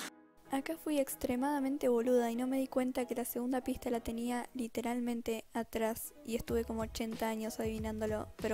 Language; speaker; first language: Spanish; native; Spanish